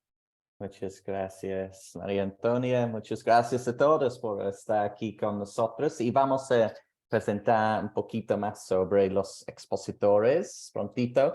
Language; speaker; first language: Spanish; non-native, fluent; English